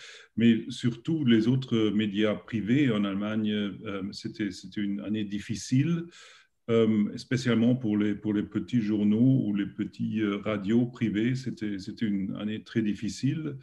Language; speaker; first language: French; non-native, learner; German